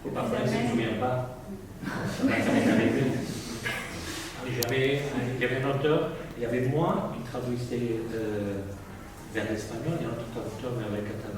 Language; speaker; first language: French; non-native, fluent; Spanish